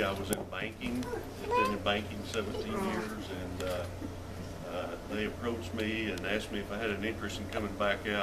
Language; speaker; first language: English; native; English